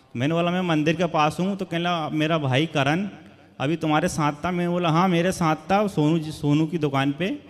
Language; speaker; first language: Hindi; native; Hindi